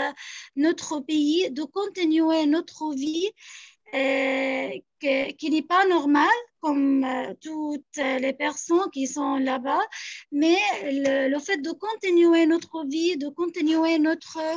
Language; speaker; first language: French; non-native, fluent; Arabic